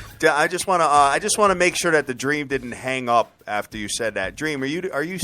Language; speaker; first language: English; native; English